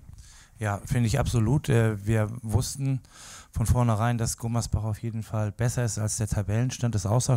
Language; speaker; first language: German; native; German